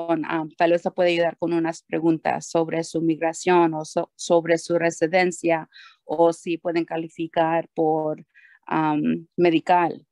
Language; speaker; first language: Spanish; early bilingual, heritage; Spanish